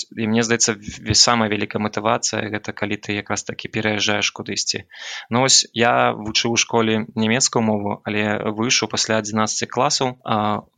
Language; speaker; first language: Belarusian; non-native, local second language; Russian